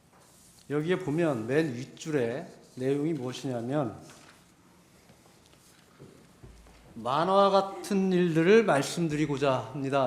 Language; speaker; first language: Korean; native; Korean